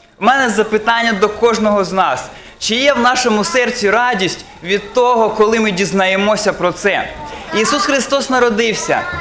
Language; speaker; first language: Ukrainian; non-native, local second language; Russian